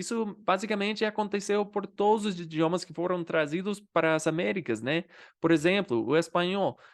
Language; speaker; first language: Portuguese; non-native, fluent; English